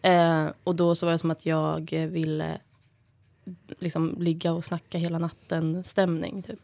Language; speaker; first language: Swedish; native; Swedish